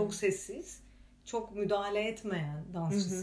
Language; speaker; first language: Turkish; non-native, fluent; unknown